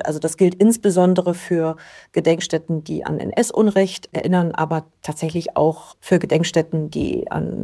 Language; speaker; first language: German; native; German